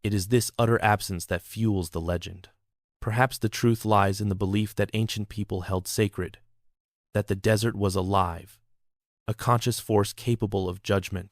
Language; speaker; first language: English; native; English